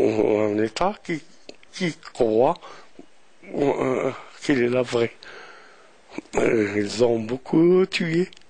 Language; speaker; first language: French; non-native, local second language; Arabic